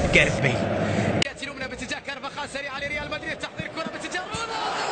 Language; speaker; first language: Arabic; native; Arabic